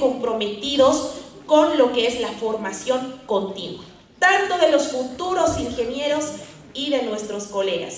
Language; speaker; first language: Spanish; native; Spanish